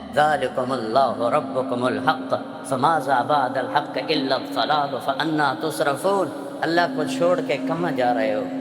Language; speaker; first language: Urdu; non-native, local second language; Punjabi